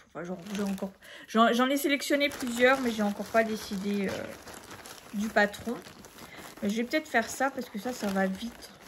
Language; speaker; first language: French; native; French